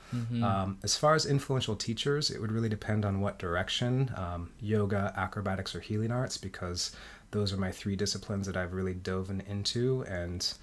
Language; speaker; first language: English; early bilingual, heritage; Spanish